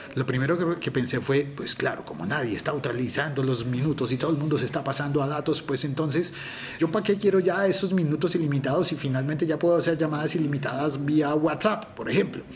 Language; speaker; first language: Spanish; native; Spanish